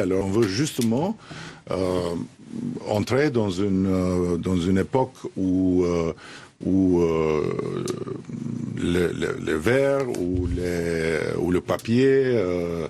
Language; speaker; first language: French; non-native, fluent; Albanian